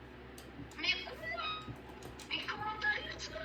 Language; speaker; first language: French; native; French